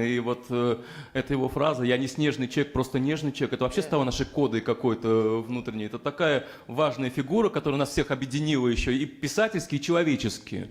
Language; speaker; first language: Russian; native; Russian